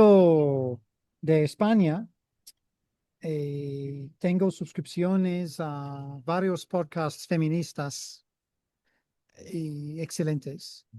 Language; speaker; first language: Spanish; non-native, fluent; English